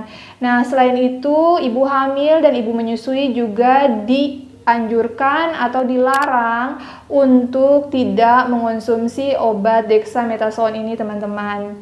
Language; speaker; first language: Indonesian; native; Indonesian